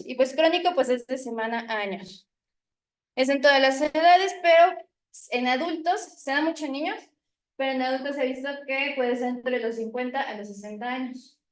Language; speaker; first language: Spanish; native; Spanish